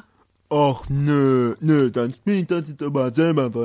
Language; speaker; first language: German; native; German